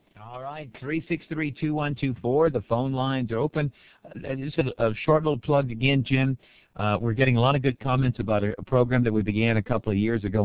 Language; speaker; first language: English; native; English